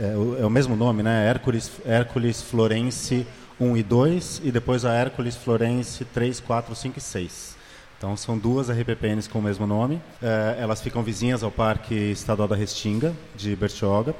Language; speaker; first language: Portuguese; native; Portuguese